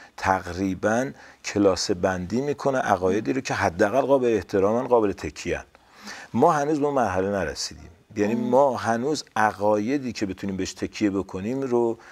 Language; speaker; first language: Persian; native; Persian